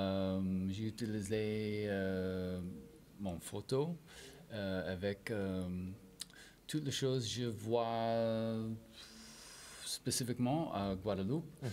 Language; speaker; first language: French; non-native, learner; English